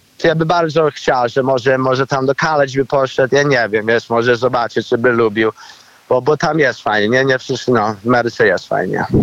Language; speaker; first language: Polish; early bilingual, heritage; Polish